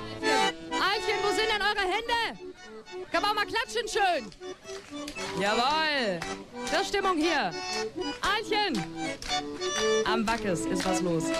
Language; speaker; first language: German; native; German